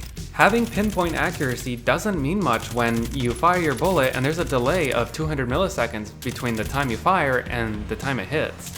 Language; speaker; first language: English; native; English